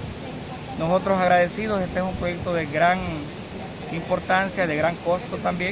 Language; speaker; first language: Spanish; native; Spanish